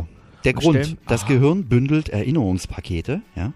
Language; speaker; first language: German; native; German